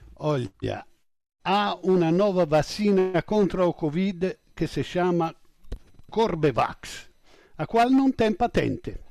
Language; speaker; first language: Portuguese; non-native, fluent; Italian